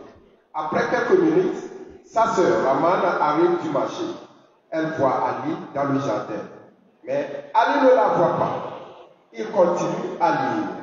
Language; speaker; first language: French; non-native, fluent; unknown